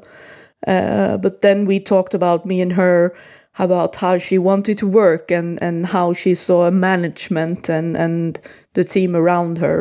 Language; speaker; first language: English; non-native, fluent; Swedish